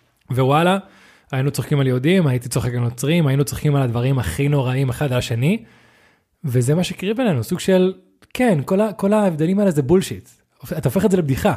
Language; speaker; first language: Hebrew; non-native, fluent; Spanish